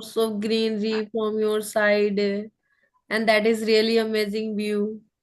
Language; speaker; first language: English; non-native, local second language; Hindi